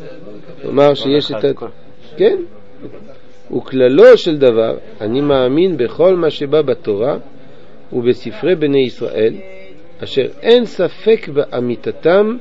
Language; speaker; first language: Hebrew; non-native, fluent; French